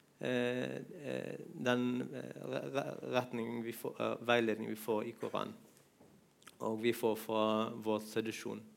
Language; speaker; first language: Norwegian; non-native, fluent; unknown